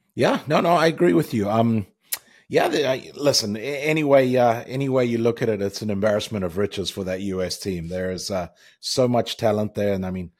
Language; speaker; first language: English; native; English